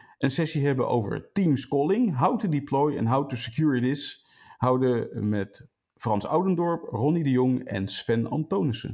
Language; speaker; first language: Dutch; native; Dutch